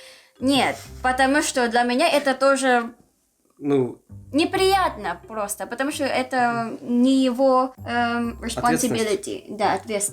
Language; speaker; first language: Russian; non-native, learner; Filipino